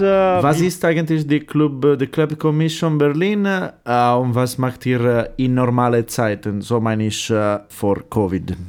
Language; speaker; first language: German; non-native, fluent; Italian